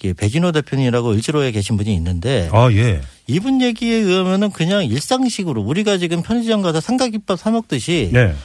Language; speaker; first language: Korean; native; Korean